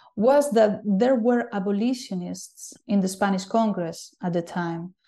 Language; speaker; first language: English; non-native, fluent; Galician